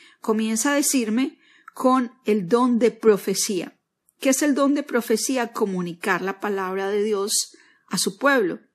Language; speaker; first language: Spanish; native; Spanish